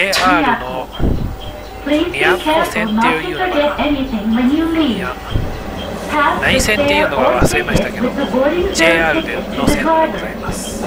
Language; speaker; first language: Japanese; native; Japanese